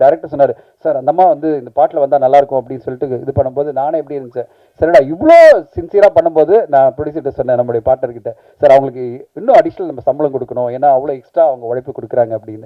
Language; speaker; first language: Tamil; native; Tamil